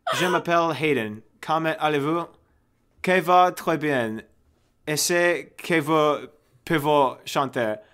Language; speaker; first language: French; non-native, learner; English